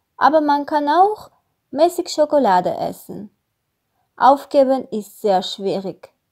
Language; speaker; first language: German; non-native, learner; Russian